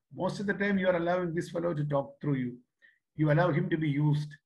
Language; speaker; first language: English; non-native, local second language; Malayalam